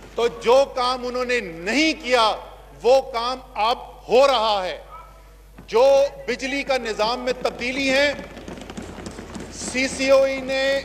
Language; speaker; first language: Urdu; native; Urdu